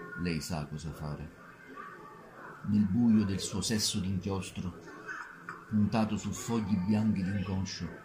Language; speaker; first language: Italian; native; Italian